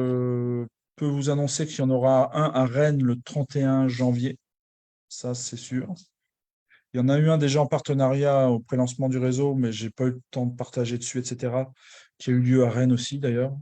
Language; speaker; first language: French; native; French